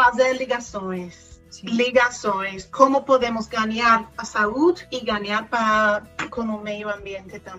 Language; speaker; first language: Portuguese; non-native, fluent; Spanish